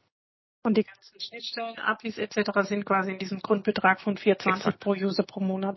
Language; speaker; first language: German; native; German